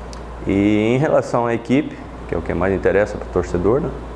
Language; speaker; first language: Portuguese; native; Portuguese